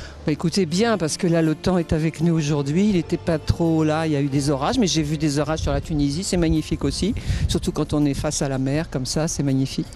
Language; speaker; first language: French; native; French